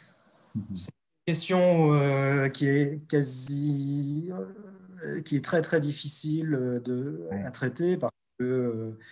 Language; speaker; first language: French; native; French